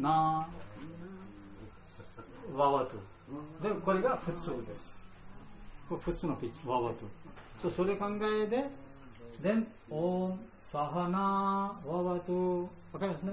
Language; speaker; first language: Japanese; non-native, learner; Bangla